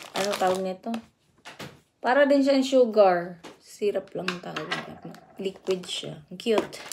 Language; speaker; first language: Filipino; native; Filipino